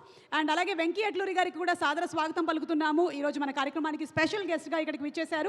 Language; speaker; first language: Telugu; native; Telugu